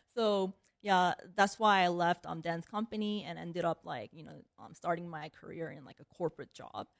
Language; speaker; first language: English; early bilingual, other home language; Korean